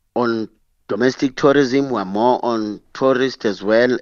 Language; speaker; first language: English; non-native, local second language; Xhosa